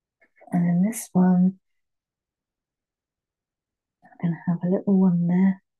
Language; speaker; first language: English; native; English